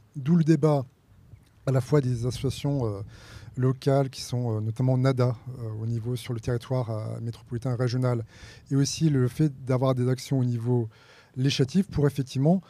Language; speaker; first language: French; native; French